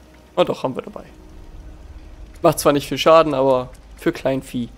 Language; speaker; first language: German; native; German